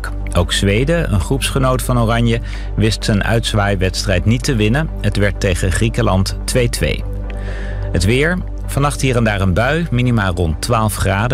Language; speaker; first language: Dutch; native; Dutch